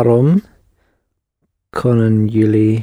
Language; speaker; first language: Dutch; non-native, learner; English